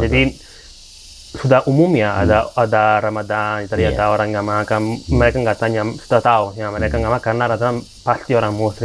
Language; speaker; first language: Indonesian; non-native, fluent; Italian